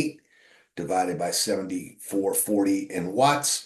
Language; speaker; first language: English; native; English